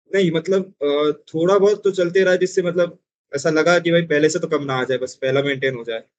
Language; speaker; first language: Hindi; non-native, local second language; Marathi